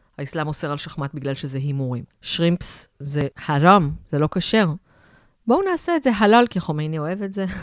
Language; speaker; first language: Hebrew; native; Hebrew